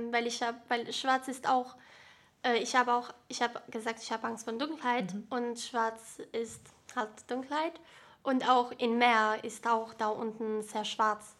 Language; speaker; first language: German; early bilingual, other home language; Bosnian